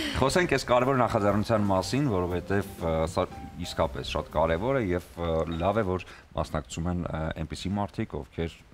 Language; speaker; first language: Armenian; native; Armenian